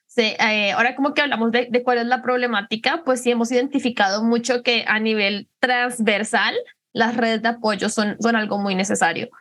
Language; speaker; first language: Spanish; native; Spanish